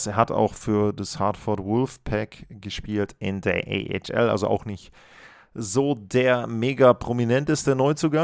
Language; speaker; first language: German; native; German